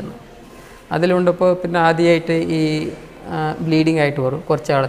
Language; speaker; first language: Malayalam; non-native, fluent; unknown